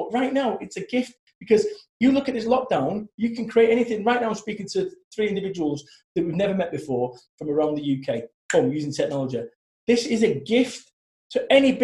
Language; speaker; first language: English; native; English